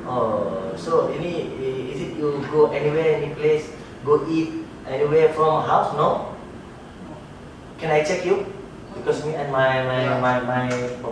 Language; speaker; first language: English; non-native, learner; Malay